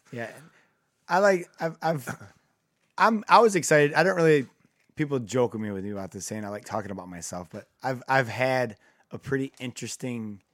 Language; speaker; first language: English; native; English